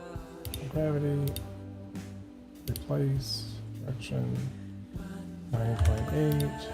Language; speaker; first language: English; native; English